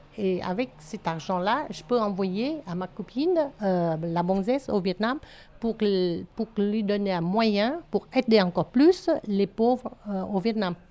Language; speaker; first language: French; non-native, fluent; Vietnamese